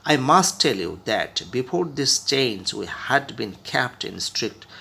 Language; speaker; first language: English; non-native, local second language; Bangla